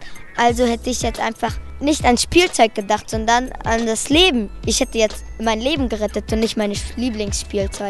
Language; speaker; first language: German; early bilingual, other home language; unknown